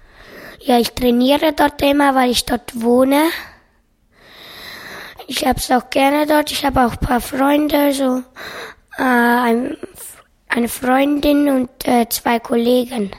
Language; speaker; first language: German; early bilingual, other home language; Russian